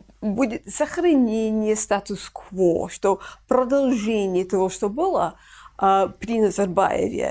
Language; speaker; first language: Russian; non-native, fluent; English